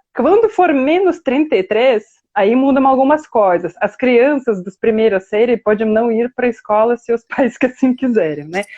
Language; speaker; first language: Portuguese; non-native, fluent; Russian